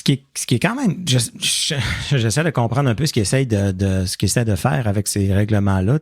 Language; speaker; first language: French; native; French